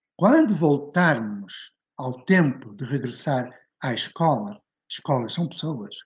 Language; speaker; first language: Portuguese; native; Portuguese